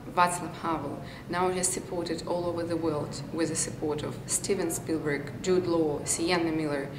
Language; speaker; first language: English; non-native, fluent; Belarusian